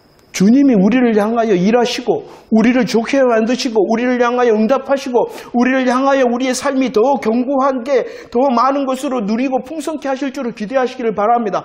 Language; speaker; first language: Korean; native; Korean